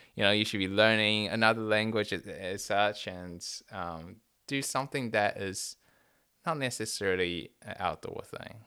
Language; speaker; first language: English; non-native, fluent; Chinese